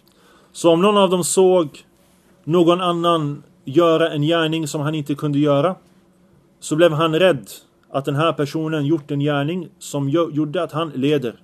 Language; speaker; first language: Swedish; early bilingual, other home language; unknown